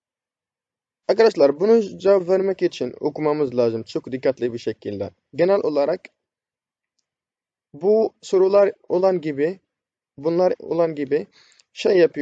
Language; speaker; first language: Turkish; non-native, fluent; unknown